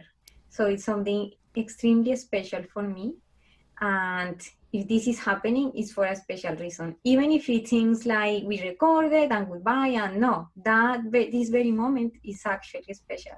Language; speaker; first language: English; non-native, fluent; Spanish